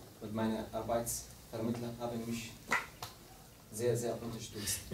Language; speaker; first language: German; non-native, learner; Arabic